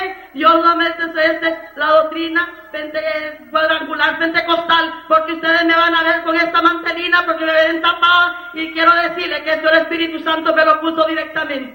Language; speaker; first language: Spanish; native; Spanish